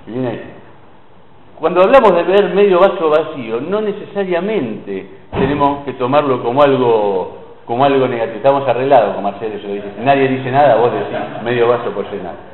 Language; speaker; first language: Spanish; native; Spanish